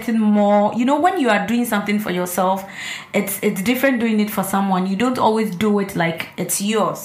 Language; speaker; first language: English; non-native, local second language; Ewe